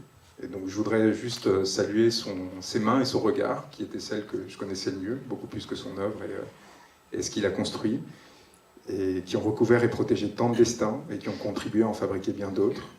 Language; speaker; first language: French; native; French